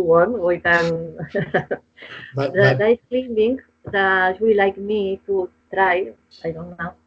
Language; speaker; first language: English; non-native, learner; Spanish